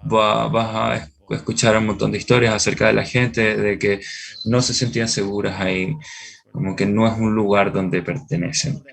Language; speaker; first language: Spanish; non-native, fluent; English